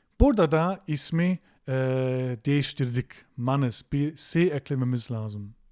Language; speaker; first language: Turkish; non-native, fluent; German